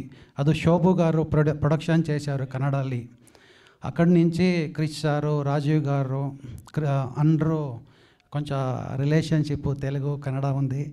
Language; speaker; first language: Telugu; non-native, learner; Kannada